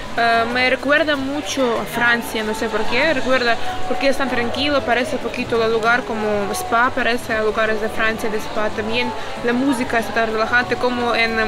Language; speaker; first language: Spanish; non-native, learner; Ukrainian